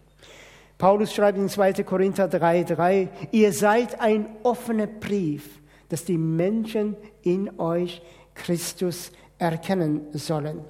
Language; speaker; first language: German; non-native, fluent; Persian